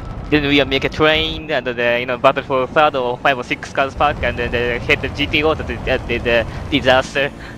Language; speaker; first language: English; non-native, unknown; Japanese